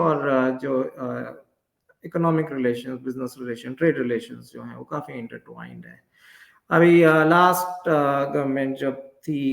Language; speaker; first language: Hindi; native; Hindi